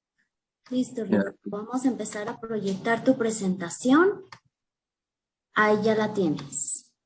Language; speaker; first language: Spanish; native; Spanish